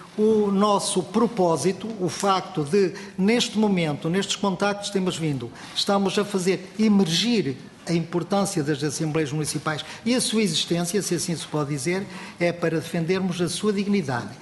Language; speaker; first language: Portuguese; native; Portuguese